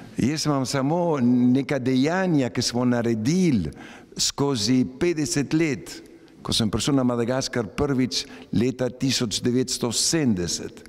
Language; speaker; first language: Slovenian; early bilingual, heritage; Slovenian